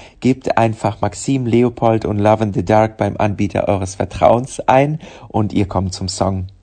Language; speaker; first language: German; non-native, fluent; Russian